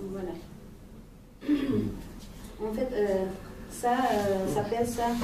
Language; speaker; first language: French; non-native, learner; Azerbaijani